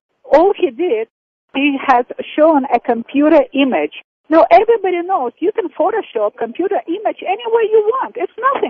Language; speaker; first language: English; non-native, fluent; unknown